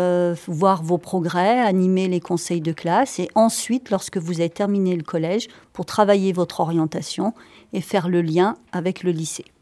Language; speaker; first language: French; native; French